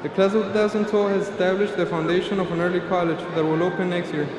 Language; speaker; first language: English; early bilingual, other home language; Spanish